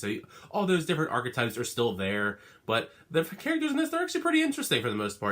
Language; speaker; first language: English; native; English